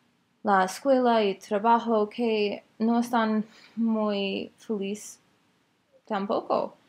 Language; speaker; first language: Spanish; non-native, learner; English